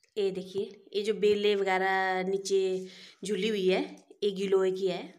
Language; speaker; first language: Hindi; native; Hindi